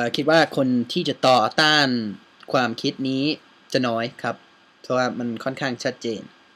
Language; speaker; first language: Thai; non-native, fluent; English